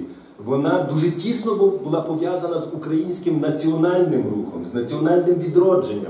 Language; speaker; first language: Ukrainian; native; Ukrainian